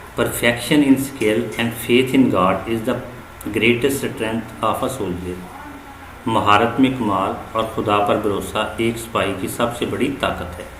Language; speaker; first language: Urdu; non-native, local second language; Punjabi